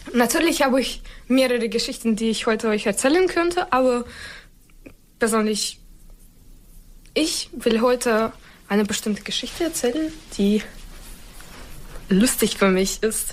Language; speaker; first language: German; non-native, learner; Ukrainian